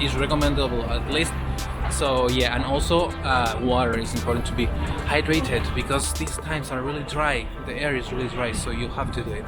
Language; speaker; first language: English; non-native, fluent; Spanish